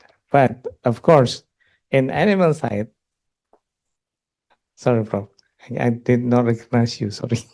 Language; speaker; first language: English; non-native, local second language; Indonesian